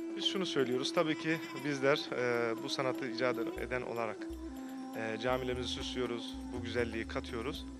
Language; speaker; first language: Turkish; early bilingual, heritage; Turkish